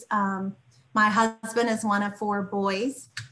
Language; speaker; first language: English; native; English